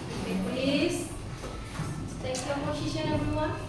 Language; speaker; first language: English; non-native, learner; Indonesian